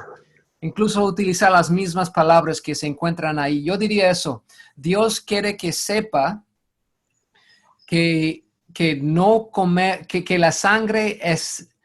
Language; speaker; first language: Spanish; non-native, fluent; English